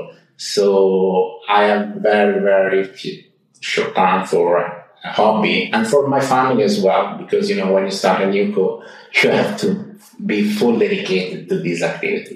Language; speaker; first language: English; non-native, fluent; Italian